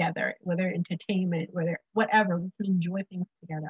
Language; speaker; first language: English; non-native, local second language; Akan